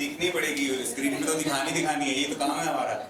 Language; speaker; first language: Hindi; native; Hindi